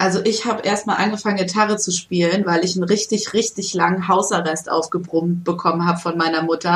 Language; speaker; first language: German; native; German